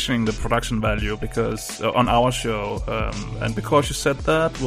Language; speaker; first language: English; non-native, fluent; Danish